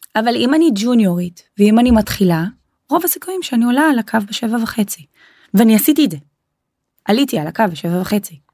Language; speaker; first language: Hebrew; non-native, local second language; Arabic